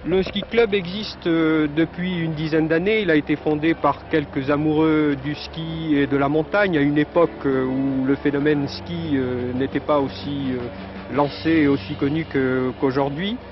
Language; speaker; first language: French; native; French